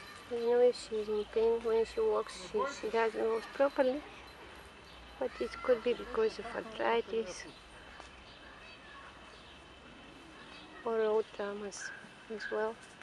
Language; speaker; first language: English; non-native, fluent; Bulgarian